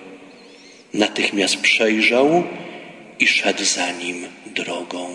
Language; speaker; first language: Polish; native; Polish